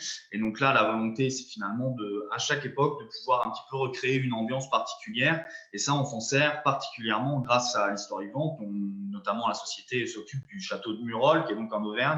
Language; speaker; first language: French; native; French